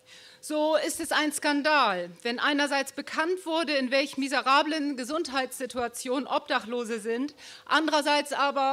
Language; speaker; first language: German; native; German